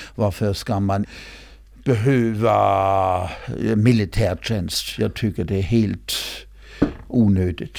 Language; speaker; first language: Swedish; non-native, fluent; German